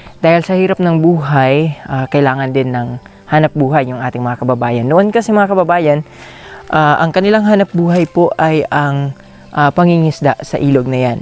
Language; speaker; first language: Filipino; non-native, local second language; Cebuano